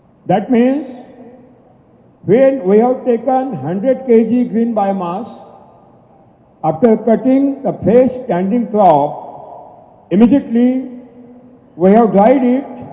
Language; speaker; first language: English; non-native, local second language; Marathi